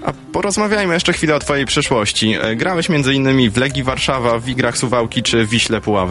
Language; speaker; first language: Polish; native; Polish